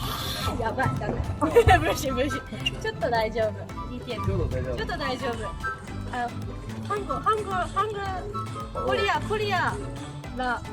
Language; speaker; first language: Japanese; non-native, learner; Chinese